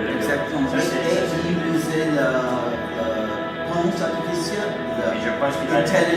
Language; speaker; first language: French; non-native, learner; English